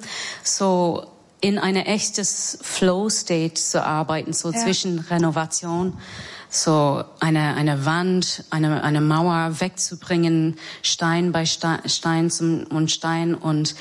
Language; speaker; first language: German; non-native, fluent; English